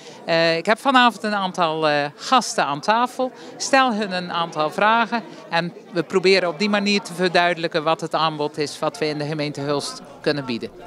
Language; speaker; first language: Dutch; native; Dutch